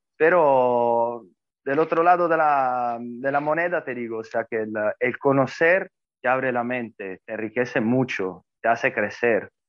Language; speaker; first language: Spanish; non-native, fluent; Italian